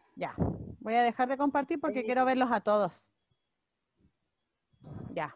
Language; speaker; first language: Spanish; native; Spanish